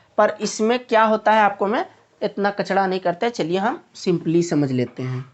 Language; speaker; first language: Hindi; native; Hindi